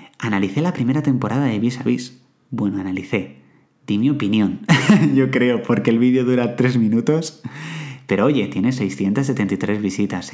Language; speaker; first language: Spanish; native; Spanish